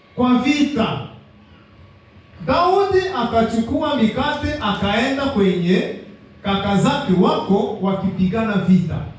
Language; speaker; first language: Swahili; native; Swahili